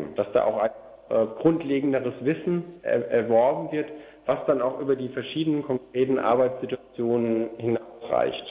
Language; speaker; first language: German; native; German